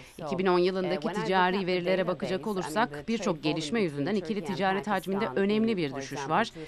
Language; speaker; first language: Turkish; native; Turkish